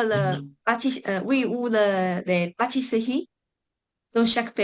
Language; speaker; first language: French; non-native, fluent; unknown